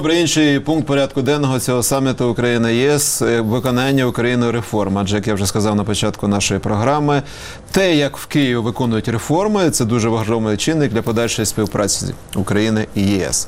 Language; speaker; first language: Ukrainian; native; Ukrainian